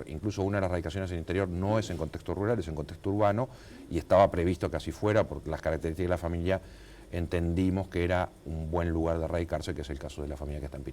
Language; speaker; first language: Spanish; native; Spanish